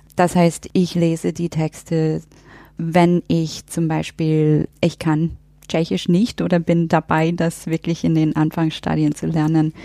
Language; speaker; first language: German; non-native, fluent; English